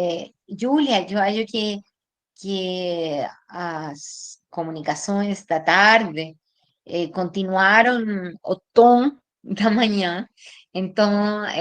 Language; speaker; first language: Portuguese; non-native, fluent; Spanish